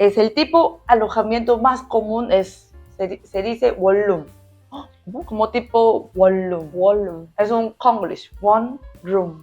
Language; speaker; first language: Spanish; non-native, learner; Korean